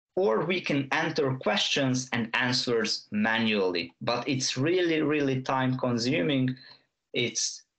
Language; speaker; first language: English; non-native, fluent; Hungarian